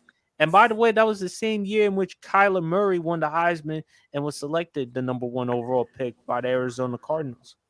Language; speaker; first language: English; native; English